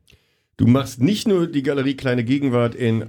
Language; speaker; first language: German; native; German